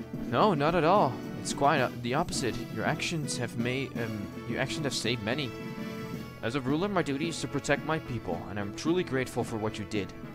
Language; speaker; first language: English; non-native, fluent; Dutch